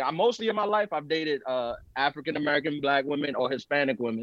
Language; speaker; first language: English; early bilingual, other home language; Spanish